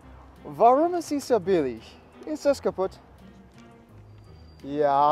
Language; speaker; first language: German; non-native, learner; English